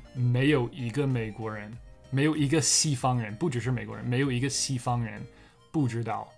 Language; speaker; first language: Chinese; non-native, fluent; English